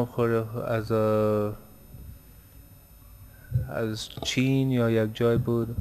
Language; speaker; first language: Persian; early bilingual, heritage; Persian